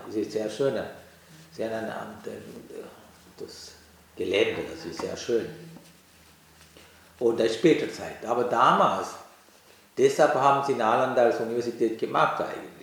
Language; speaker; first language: German; non-native, learner; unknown